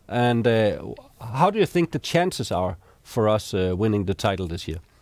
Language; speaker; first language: English; non-native, fluent; Danish